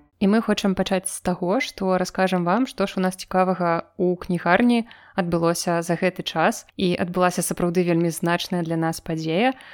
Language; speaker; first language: Belarusian; non-native, local second language; Russian